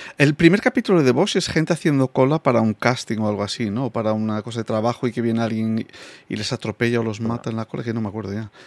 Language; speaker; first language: Spanish; non-native, fluent; English